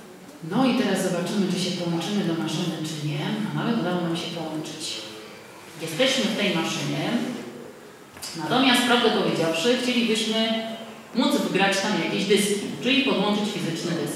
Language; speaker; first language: Polish; native; Polish